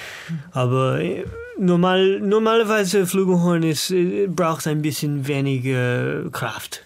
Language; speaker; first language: German; non-native, learner; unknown